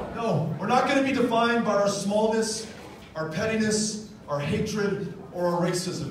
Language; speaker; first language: English; native; English